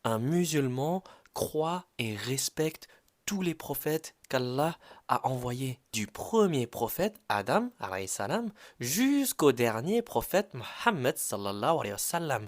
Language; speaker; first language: French; native; French